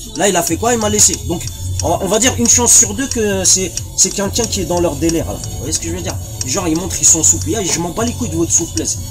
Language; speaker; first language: French; early bilingual, other home language; Arabic